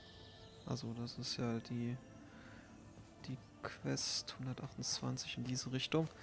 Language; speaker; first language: German; native; German